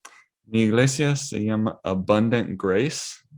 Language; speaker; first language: Spanish; non-native, learner; English